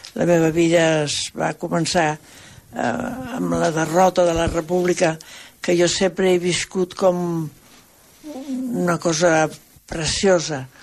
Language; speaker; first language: Catalan; native; Catalan